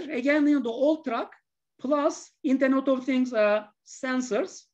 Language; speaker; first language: English; non-native, fluent; Turkish